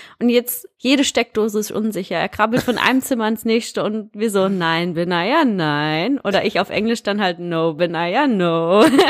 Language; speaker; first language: German; early bilingual, heritage; German